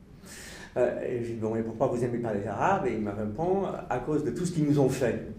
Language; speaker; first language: French; non-native, fluent; English